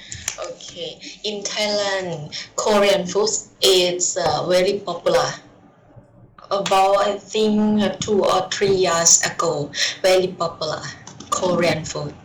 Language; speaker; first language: English; non-native, learner; Thai